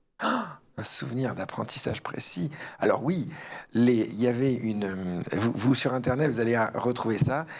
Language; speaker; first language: French; early bilingual, other home language; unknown